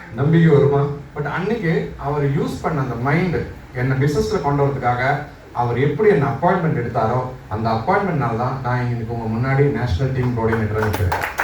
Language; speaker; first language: Tamil; non-native, local second language; Malayalam